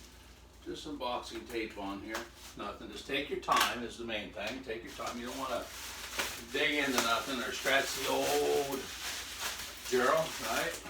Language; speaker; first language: English; native; English